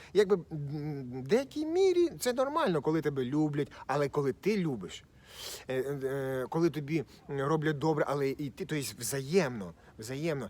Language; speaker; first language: Ukrainian; non-native, local second language; Russian